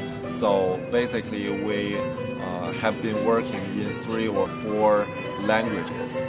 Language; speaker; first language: English; non-native, fluent; Chinese